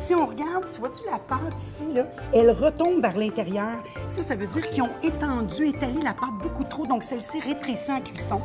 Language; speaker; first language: French; native; French